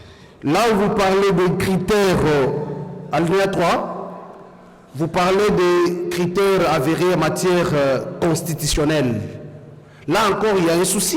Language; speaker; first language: French; native; French